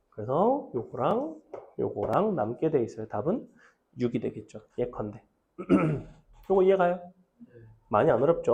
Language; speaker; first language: Korean; native; Korean